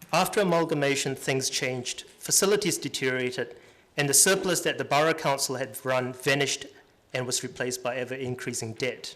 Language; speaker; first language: English; native; English